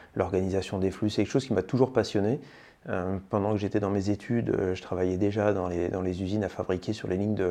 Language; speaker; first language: French; native; French